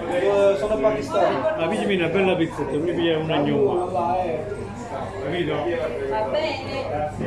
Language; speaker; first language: Italian; non-native, learner; Punjabi